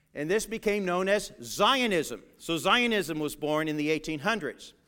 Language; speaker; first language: English; native; English